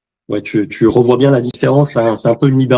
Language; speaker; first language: French; native; French